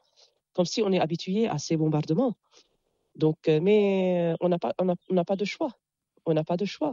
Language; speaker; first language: French; non-native, local second language; Arabic